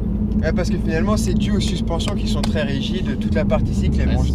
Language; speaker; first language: French; native; French